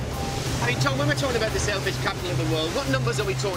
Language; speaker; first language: English; native; English